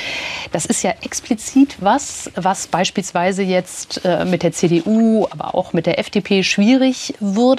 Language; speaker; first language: German; native; German